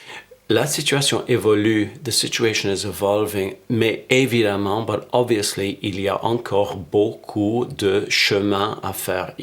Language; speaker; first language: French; non-native, fluent; English